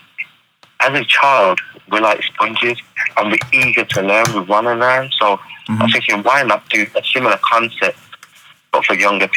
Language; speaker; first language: English; native; English